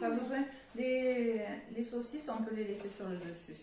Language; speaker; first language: French; native; French